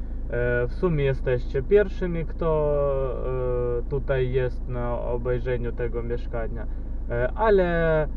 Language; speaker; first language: Polish; non-native, fluent; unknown